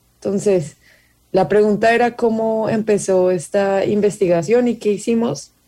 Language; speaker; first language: Spanish; native; Spanish